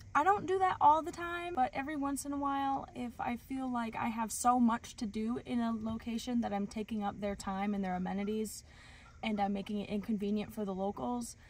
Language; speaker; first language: English; native; English